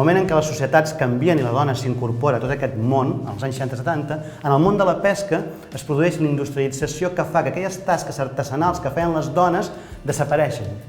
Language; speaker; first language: Catalan; native; Catalan